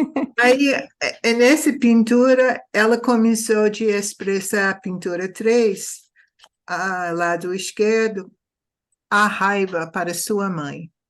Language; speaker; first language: Portuguese; non-native, fluent; English